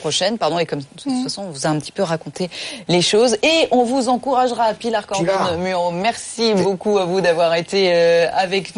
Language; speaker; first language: French; native; French